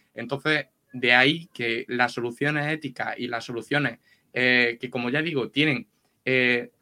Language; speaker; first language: Spanish; native; Spanish